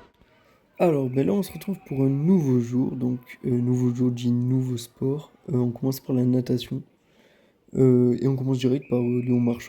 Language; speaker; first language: French; native; French